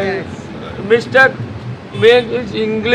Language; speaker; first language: English; non-native, learner; Gujarati